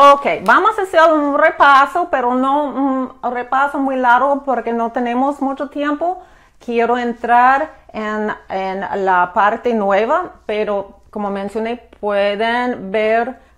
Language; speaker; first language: Spanish; non-native, fluent; English